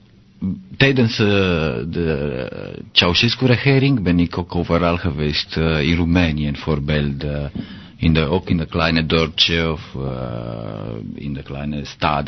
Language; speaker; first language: Dutch; non-native, learner; Romanian